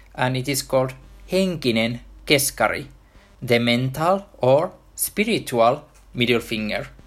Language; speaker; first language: English; non-native, fluent; Finnish